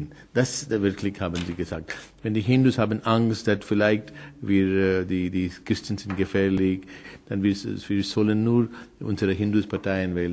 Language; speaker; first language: German; non-native, learner; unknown